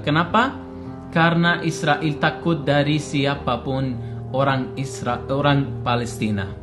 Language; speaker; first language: Indonesian; non-native, fluent; Arabic